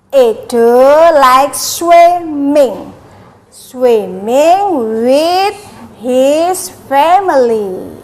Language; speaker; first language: English; non-native, learner; Indonesian